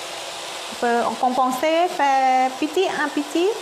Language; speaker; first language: French; non-native, learner; Thai